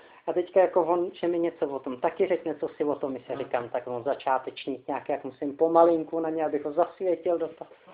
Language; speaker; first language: Czech; native; Czech